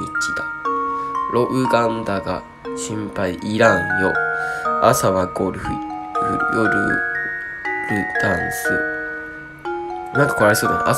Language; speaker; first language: Japanese; native; Japanese